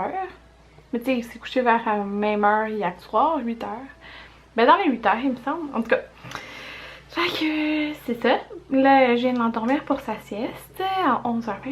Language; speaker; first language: French; native; French